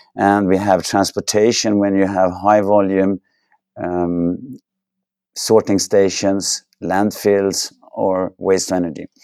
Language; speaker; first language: English; non-native, fluent; Swedish